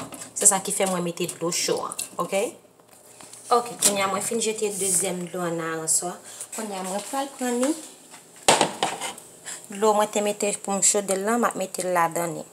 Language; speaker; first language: French; non-native, learner; Haitian Creole